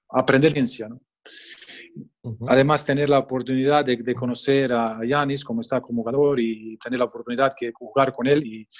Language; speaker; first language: Spanish; non-native, fluent; Bosnian